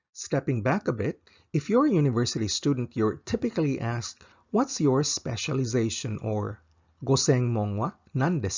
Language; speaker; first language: English; non-native, fluent; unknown